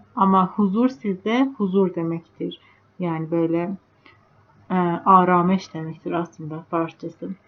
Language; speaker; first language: Turkish; non-native, fluent; Persian